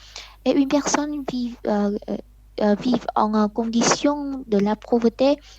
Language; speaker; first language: French; non-native, learner; Vietnamese